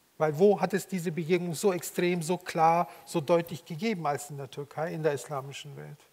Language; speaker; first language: German; early bilingual, other home language; Turkish